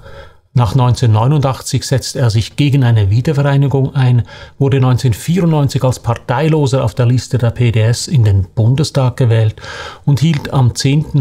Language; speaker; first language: German; native; German